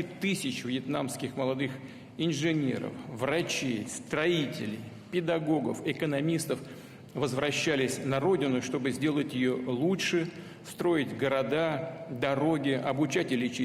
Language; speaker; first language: Russian; native; Russian